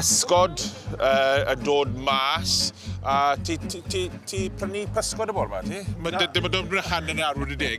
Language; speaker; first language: Welsh; non-native, learner; English